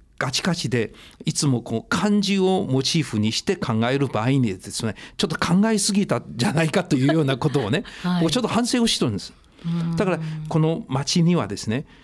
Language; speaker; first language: Japanese; non-native, fluent; Chinese